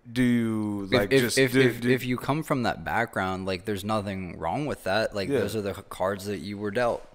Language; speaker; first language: English; native; English